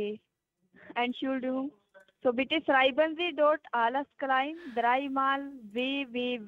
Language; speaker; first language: German; non-native, learner; Hindi